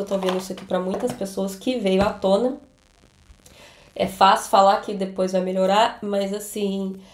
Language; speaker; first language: Portuguese; native; Portuguese